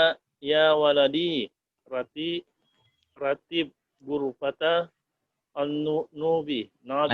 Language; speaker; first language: Arabic; non-native, learner; Indonesian